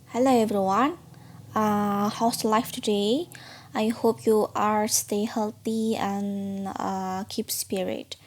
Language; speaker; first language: English; non-native, learner; Indonesian